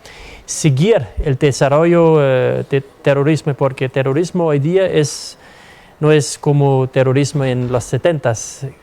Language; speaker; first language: Spanish; non-native, fluent; Danish